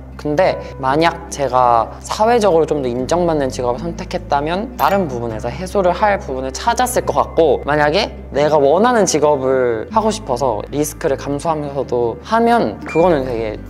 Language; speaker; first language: Korean; native; Korean